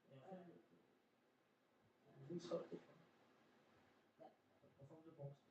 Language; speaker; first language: French; native; French